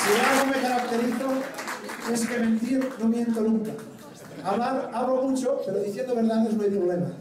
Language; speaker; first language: Spanish; non-native, local second language; Catalan